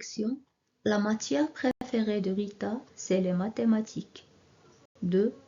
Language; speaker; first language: French; non-native, local second language; Arabic